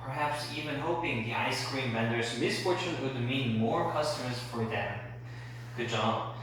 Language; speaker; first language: English; non-native, fluent; Korean